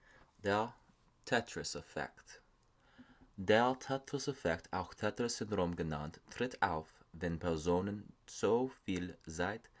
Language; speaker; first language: German; non-native, learner; English